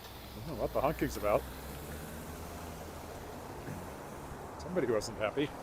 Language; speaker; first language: English; native; English